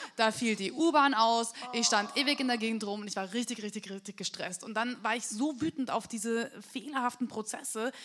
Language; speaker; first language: German; native; German